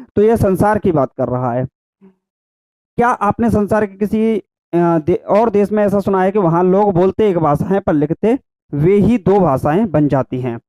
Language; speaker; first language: Hindi; native; Hindi